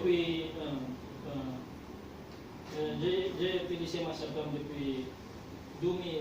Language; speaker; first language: French; non-native, learner; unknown